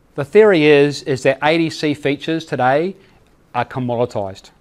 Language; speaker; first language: English; native; English